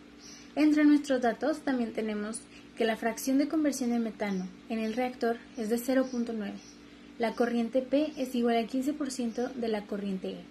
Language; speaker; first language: Spanish; native; Spanish